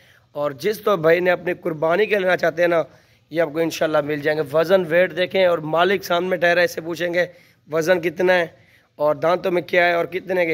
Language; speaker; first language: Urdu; non-native, local second language; Saraiki